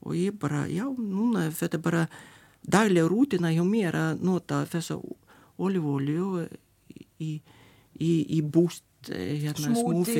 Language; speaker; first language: Icelandic; non-native, fluent; Lithuanian